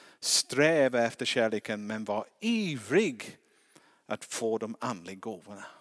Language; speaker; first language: Swedish; non-native, fluent; English